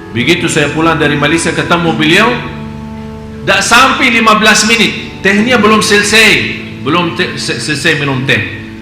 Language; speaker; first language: Indonesian; non-native, fluent; Arabic